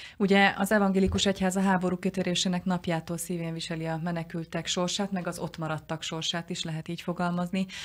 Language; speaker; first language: Hungarian; native; Hungarian